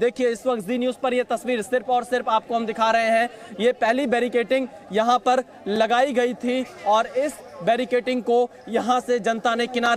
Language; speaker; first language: Hindi; native; Hindi